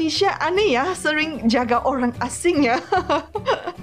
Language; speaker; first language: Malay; non-native, local second language; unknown